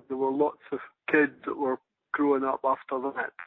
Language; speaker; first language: English; native; English